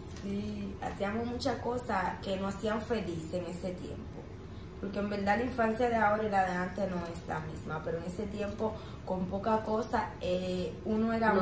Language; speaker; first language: Spanish; native; Spanish